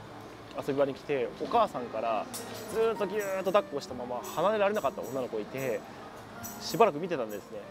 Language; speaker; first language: Japanese; native; Japanese